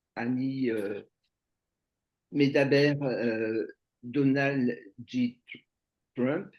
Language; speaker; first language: Hebrew; non-native, learner; French